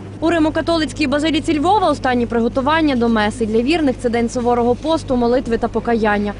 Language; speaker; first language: Ukrainian; native; Ukrainian